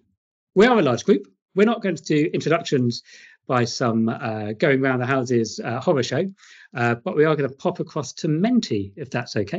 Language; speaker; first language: English; native; English